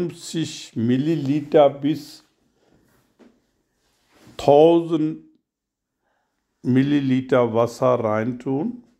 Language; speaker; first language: German; non-native, learner; Urdu